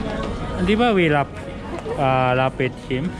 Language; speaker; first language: English; non-native, learner; Japanese